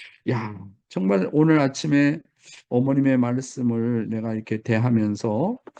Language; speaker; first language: Korean; native; Korean